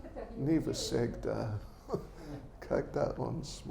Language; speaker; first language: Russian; non-native, learner; English